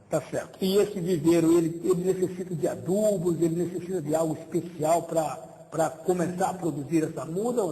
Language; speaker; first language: Portuguese; native; Portuguese